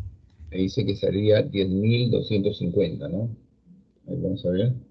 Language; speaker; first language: Spanish; native; Spanish